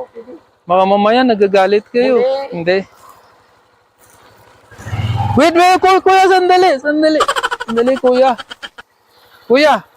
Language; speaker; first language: Filipino; non-native, learner; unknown